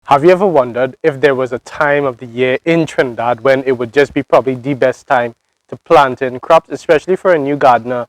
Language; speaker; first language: English; native; English